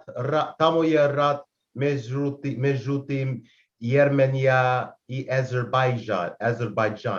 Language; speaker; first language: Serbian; non-native, learner; English